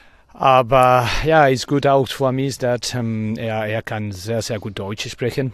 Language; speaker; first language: German; non-native, learner; Spanish